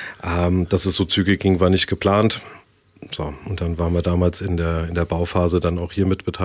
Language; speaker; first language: German; native; German